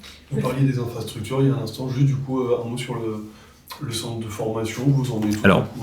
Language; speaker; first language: French; native; French